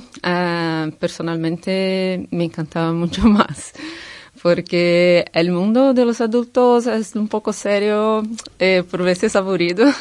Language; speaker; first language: Spanish; non-native, fluent; Portuguese